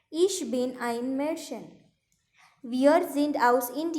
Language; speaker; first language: German; non-native, fluent; Marathi